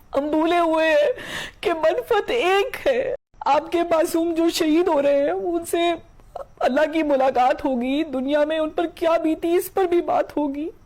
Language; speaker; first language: Urdu; native; Urdu